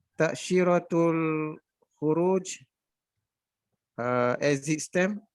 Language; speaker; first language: Arabic; non-native, learner; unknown